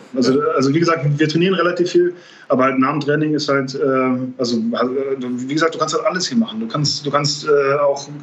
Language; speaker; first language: German; native; German